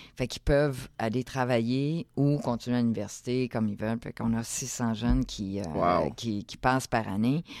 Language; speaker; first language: French; native; French